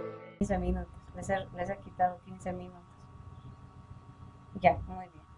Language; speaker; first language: Spanish; native; Spanish